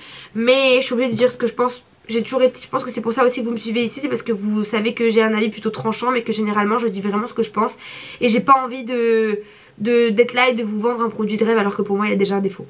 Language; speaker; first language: French; native; French